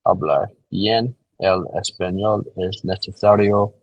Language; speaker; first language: Spanish; non-native, learner; English